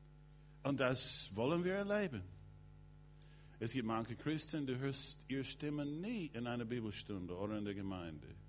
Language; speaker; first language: German; non-native, fluent; English